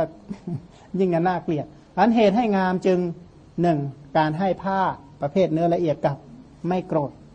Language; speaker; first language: Thai; non-native, local second language; Khmer